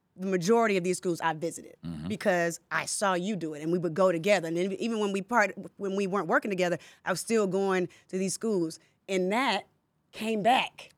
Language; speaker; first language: English; native; English